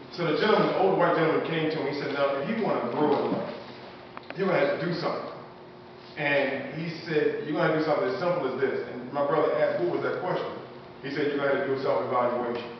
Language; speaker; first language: English; native; English